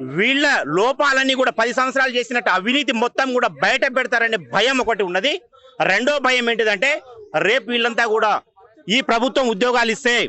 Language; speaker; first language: Telugu; native; Telugu